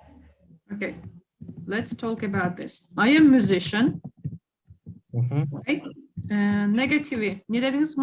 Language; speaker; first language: English; non-native, fluent; Kyrgyz